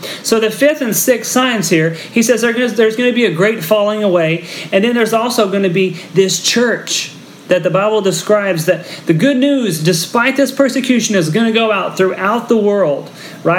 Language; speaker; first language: English; native; English